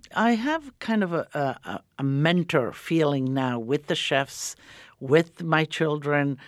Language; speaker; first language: English; early bilingual, other home language; Croatian